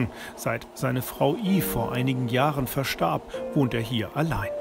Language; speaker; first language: German; native; German